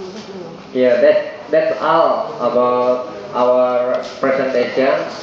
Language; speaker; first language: English; non-native, learner; Indonesian